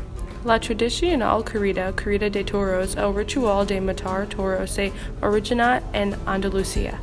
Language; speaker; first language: Spanish; non-native, learner; English